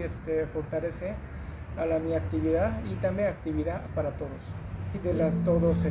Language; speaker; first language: Spanish; non-native, learner; Japanese